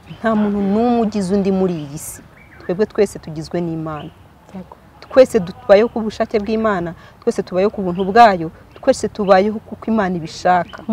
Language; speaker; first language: Kinyarwanda; early bilingual, other home language; Rundi